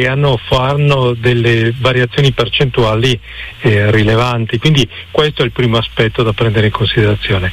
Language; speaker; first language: Italian; native; Italian